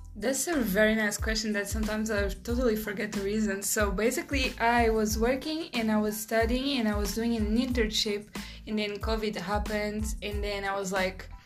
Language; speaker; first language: English; non-native, fluent; Portuguese